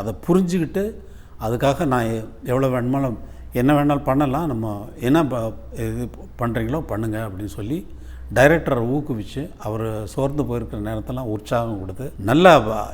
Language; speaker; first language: Tamil; native; Tamil